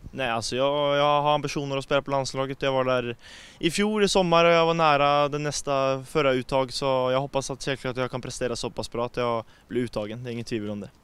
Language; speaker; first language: Swedish; non-native, fluent; Norwegian